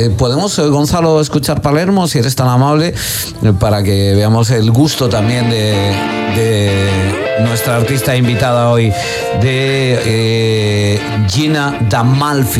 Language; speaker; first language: Spanish; native; Spanish